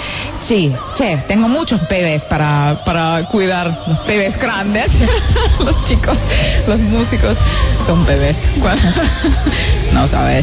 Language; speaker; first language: Spanish; non-native, fluent; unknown